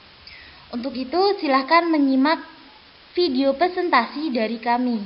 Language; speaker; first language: Indonesian; native; Indonesian